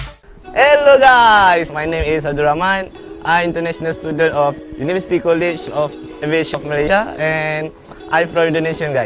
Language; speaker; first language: English; non-native, learner; Indonesian